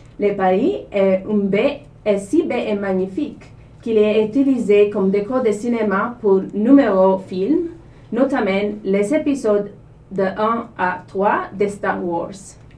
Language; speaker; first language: French; non-native, learner; Italian